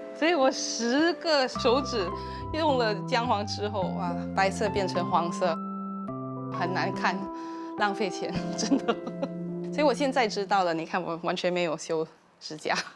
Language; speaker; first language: Chinese; native; Chinese